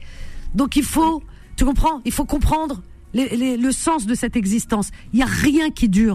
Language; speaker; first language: French; native; French